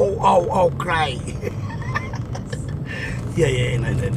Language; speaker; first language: English; non-native, learner; Indonesian